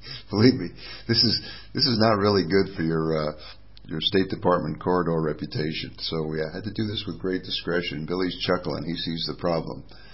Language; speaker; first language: English; native; English